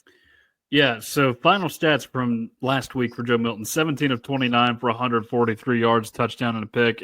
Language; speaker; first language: English; native; English